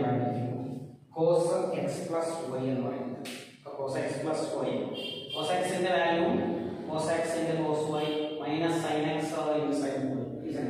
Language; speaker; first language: English; non-native, local second language; Malayalam